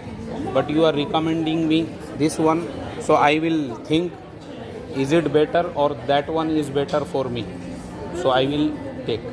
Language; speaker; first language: English; non-native, local second language; Hindi